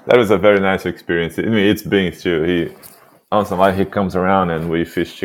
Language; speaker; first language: English; non-native, fluent; Portuguese